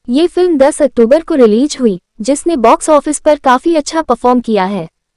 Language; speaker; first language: Hindi; native; Hindi